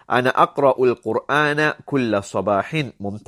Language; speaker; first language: Arabic; non-native, fluent; English